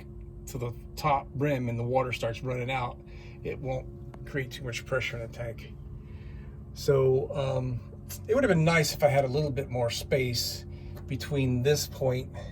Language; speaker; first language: English; native; English